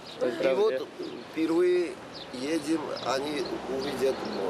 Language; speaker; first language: Russian; non-native, local second language; Georgian